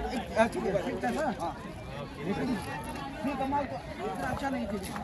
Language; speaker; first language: Hindi; non-native, learner; Malay